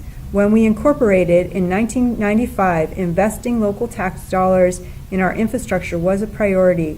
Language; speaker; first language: English; native; English